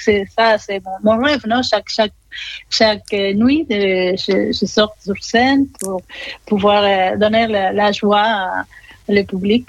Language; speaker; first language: French; non-native, fluent; Spanish